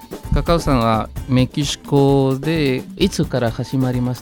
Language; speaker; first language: Japanese; non-native, learner; Spanish